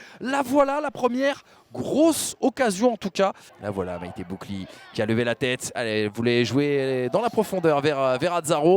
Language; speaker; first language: French; native; French